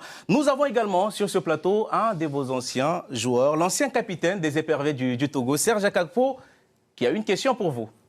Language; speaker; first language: French; native; French